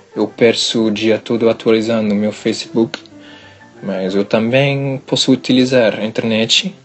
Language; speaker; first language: Portuguese; non-native, learner; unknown